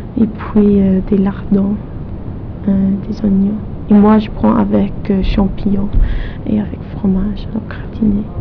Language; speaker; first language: French; non-native, fluent; English